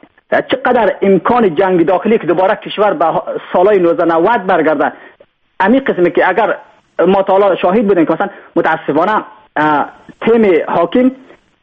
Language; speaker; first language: Persian; native; Persian